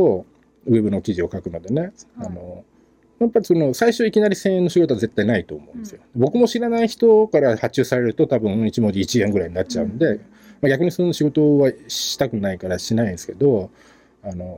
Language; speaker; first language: Japanese; native; Japanese